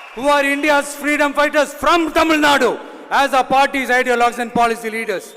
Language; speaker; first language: English; non-native, local second language; Tamil